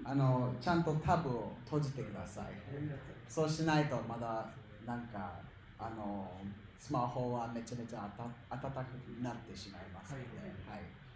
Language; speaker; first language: Japanese; non-native, fluent; English